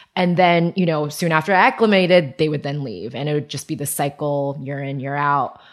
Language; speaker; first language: English; early bilingual, other home language; Chinese